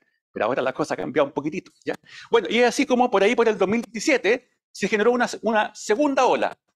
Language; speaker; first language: Spanish; native; Spanish